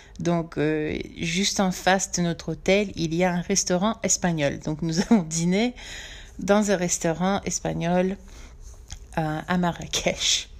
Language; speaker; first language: French; non-native, fluent; English